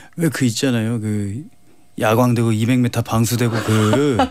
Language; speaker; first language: Korean; native; Korean